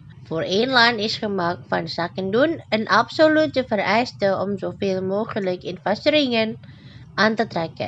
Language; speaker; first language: Dutch; non-native, fluent; Indonesian